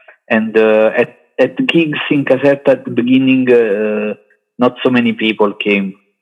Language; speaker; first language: English; non-native, learner; Italian